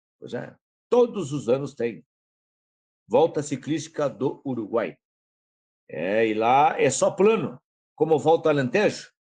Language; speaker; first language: Portuguese; native; Portuguese